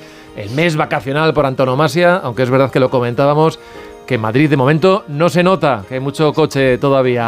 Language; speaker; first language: Spanish; native; Spanish